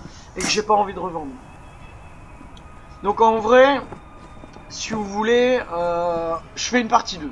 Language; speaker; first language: French; native; French